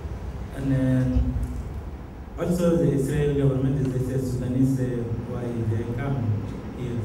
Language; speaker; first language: English; non-native, learner; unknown